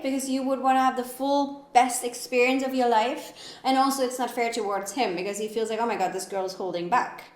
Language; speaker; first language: English; non-native, fluent; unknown